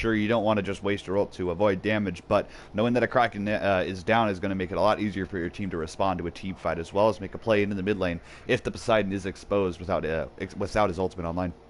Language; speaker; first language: English; native; English